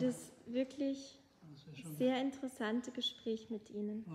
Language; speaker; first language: German; native; German